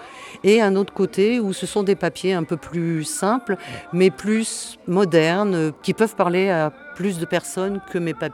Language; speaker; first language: French; native; French